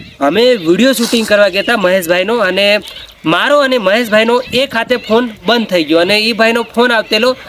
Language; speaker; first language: Gujarati; non-native, local second language; Bhili